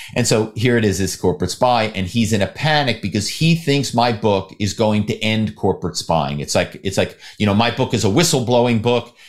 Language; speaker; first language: English; native; English